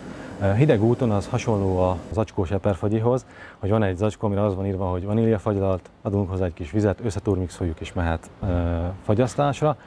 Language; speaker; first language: Hungarian; native; Hungarian